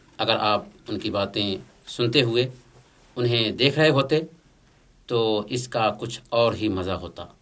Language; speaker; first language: Urdu; native; Urdu